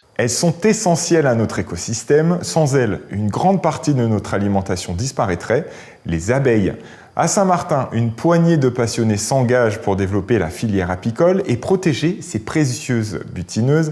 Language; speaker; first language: French; native; French